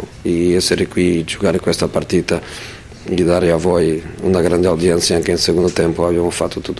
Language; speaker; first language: Italian; non-native, fluent; Portuguese